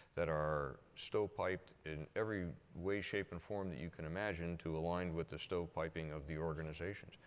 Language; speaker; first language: English; native; English